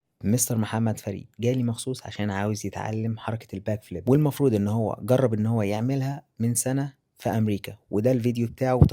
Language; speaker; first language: Arabic; native; Arabic